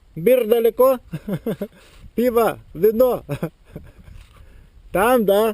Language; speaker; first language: Russian; non-native, fluent; Lithuanian